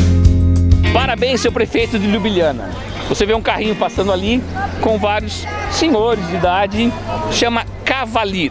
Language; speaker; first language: Portuguese; native; Portuguese